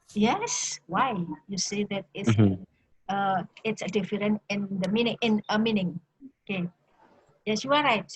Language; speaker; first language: English; non-native, learner; Indonesian